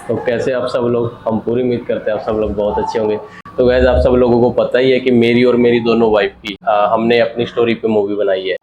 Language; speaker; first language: Hindi; native; Hindi